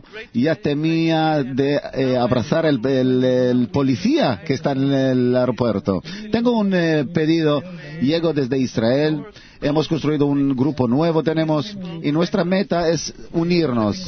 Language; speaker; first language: Spanish; non-native, learner; Hebrew